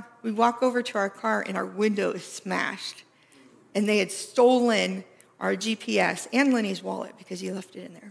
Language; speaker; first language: English; native; English